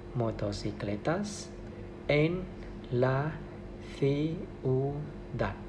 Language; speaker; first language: Spanish; non-native, learner; Thai